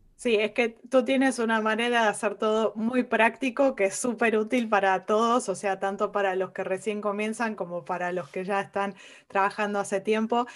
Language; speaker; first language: Spanish; native; Spanish